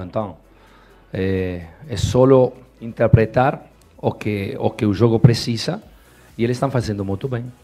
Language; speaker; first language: Portuguese; non-native, fluent; Spanish